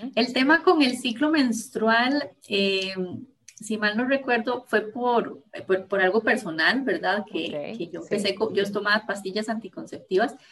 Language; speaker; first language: Spanish; native; Spanish